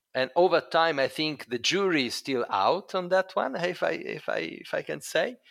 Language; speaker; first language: English; non-native, fluent; Italian